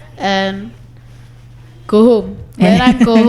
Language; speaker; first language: English; non-native, learner; Indonesian